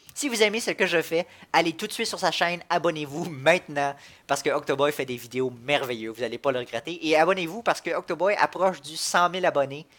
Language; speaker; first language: French; native; French